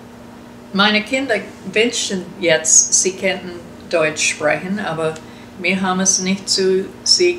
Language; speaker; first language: German; early bilingual, heritage; German